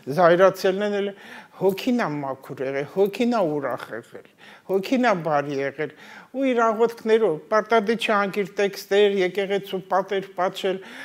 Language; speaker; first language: Armenian; native; Armenian